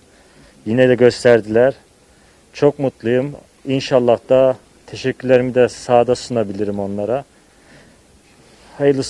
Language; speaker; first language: Turkish; early bilingual, heritage; Turkish